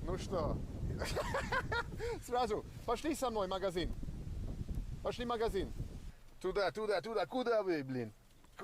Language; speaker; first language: Russian; non-native, learner; English